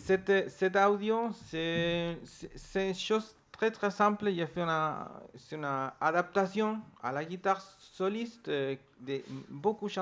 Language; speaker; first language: French; non-native, learner; Spanish